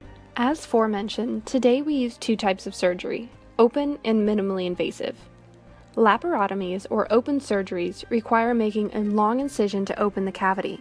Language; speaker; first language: English; native; English